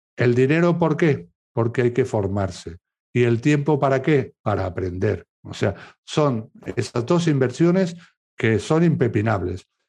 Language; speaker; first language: Spanish; native; Spanish